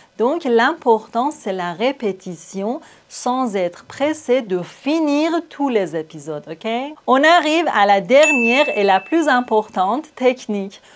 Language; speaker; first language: French; non-native, fluent; Persian